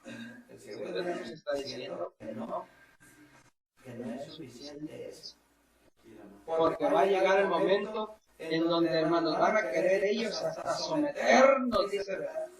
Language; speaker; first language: Spanish; native; Spanish